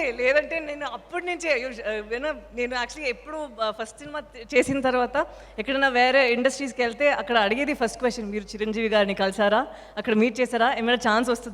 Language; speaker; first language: Telugu; non-native, fluent; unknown